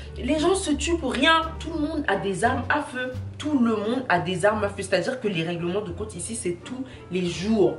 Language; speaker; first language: French; native; French